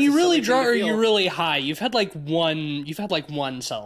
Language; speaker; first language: English; native; English